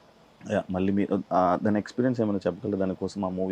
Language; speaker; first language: Telugu; native; Telugu